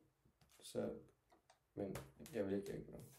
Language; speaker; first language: Danish; non-native, learner; Turkish